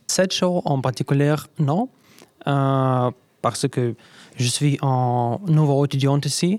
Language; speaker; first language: French; non-native, learner; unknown